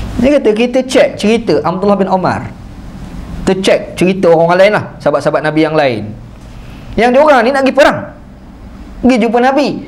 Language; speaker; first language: Malay; native; Malay